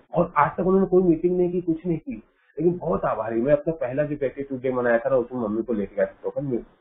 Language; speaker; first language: Hindi; native; Hindi